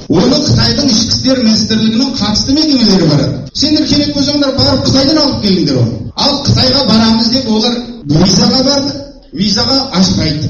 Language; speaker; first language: Kazakh; early bilingual, heritage; Kazakh